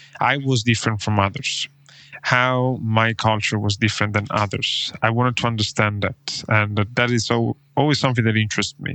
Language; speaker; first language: English; non-native, fluent; Italian